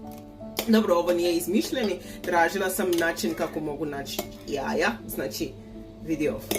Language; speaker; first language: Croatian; early bilingual, heritage; Serbian